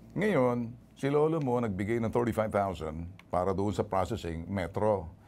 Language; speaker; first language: Filipino; native; Filipino